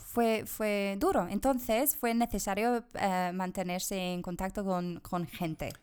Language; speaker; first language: Spanish; non-native, fluent; English